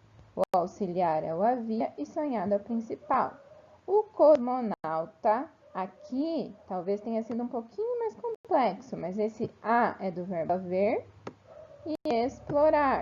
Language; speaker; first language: Portuguese; native; Portuguese